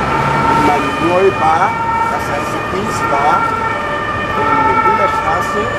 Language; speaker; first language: German; non-native, learner; French